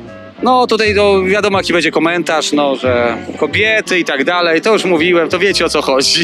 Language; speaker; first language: Polish; native; Polish